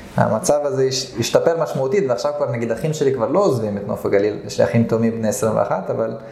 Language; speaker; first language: Hebrew; early bilingual, other home language; Russian